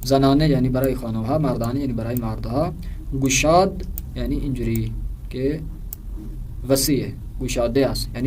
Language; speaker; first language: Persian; non-native, fluent; Urdu